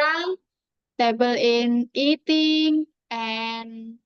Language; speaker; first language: English; non-native, learner; Indonesian